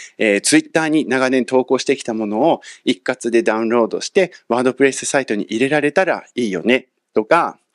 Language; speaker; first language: Japanese; early bilingual, other home language; English